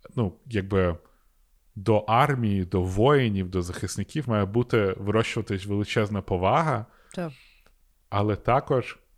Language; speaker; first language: Ukrainian; non-native, local second language; Russian